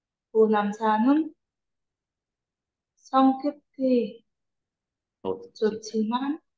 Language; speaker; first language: Korean; non-native, learner; Vietnamese